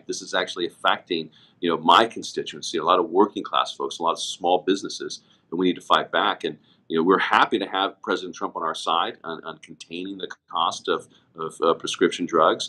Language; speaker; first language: English; native; English